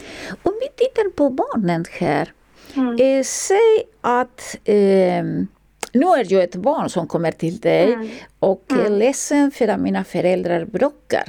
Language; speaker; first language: Swedish; non-native, fluent; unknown